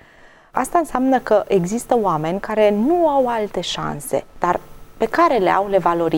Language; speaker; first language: Romanian; native; Romanian